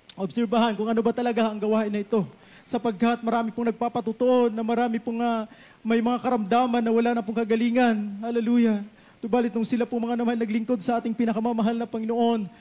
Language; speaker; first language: Filipino; non-native, local second language; Masbatenyo